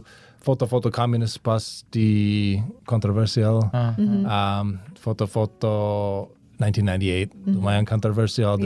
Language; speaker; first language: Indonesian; non-native, learner; English